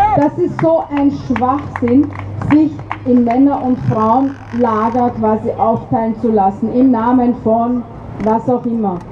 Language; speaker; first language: German; early bilingual, other home language; Arabic